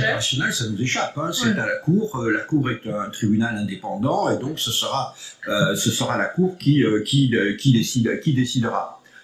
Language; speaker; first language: French; native; French